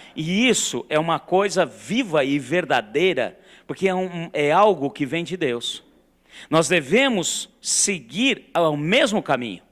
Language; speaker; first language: Portuguese; native; Portuguese